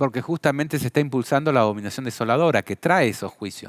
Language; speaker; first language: Spanish; native; Spanish